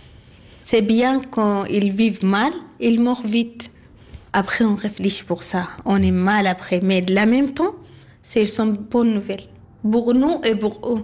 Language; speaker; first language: French; non-native, learner; Arabic